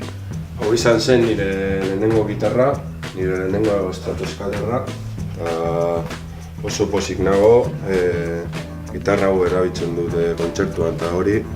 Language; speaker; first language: Basque; non-native, local second language; Spanish